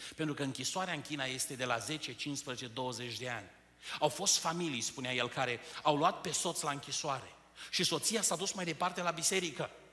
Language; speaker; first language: Romanian; native; Romanian